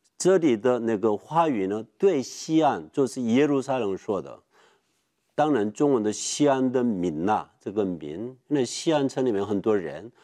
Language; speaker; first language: Chinese; non-native, fluent; Korean